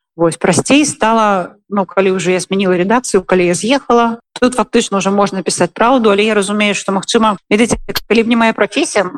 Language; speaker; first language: Belarusian; non-native, local second language; Russian